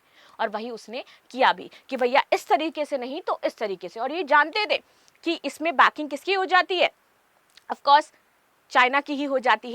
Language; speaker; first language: Hindi; native; Hindi